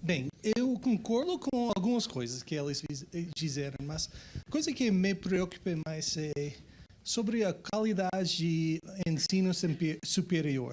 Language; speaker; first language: Portuguese; non-native, fluent; English